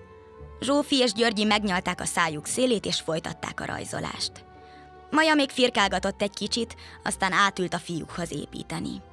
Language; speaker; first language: Hungarian; native; Hungarian